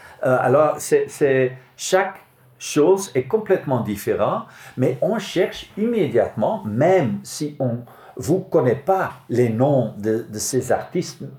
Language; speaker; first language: French; non-native, local second language; Dutch